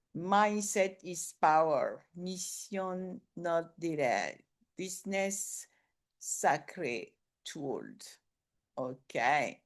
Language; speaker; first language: English; non-native, learner; French